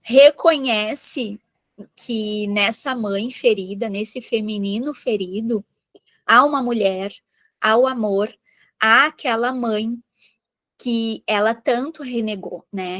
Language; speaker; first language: Portuguese; native; Portuguese